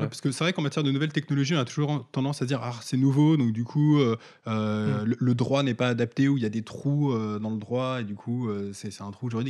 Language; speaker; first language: French; native; French